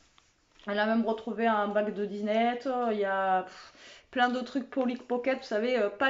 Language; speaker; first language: French; native; French